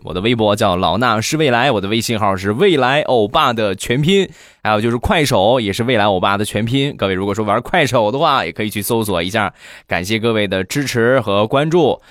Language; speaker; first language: Chinese; native; Chinese